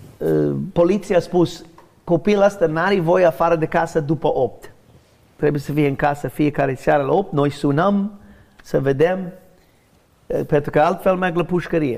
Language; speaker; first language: Romanian; non-native, learner; English